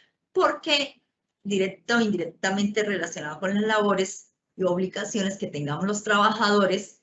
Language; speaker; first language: Spanish; native; Spanish